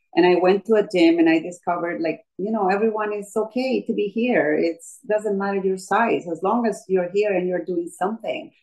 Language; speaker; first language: English; non-native, fluent; Spanish